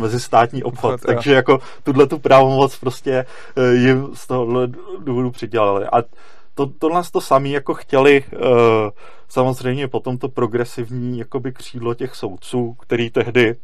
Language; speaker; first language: Czech; native; Czech